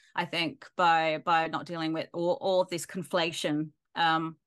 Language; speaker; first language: English; native; English